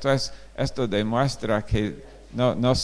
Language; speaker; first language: Spanish; non-native, fluent; English